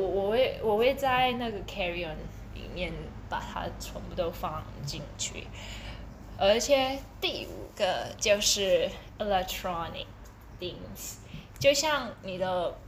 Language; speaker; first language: Chinese; early bilingual, heritage; Chinese